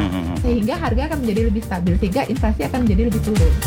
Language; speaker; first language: Indonesian; native; Indonesian